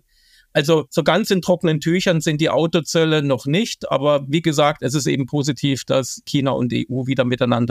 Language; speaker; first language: German; native; German